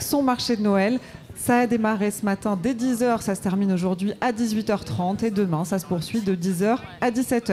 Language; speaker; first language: French; native; French